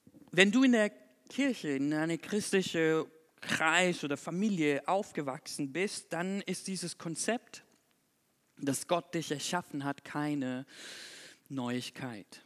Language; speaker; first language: German; non-native, fluent; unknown